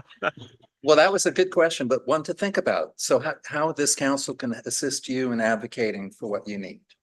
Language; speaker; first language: English; native; English